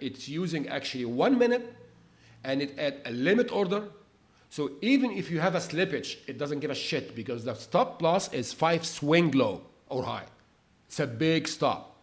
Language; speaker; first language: English; non-native, fluent; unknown